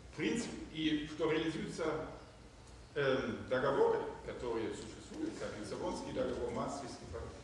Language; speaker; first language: Russian; non-native, fluent; German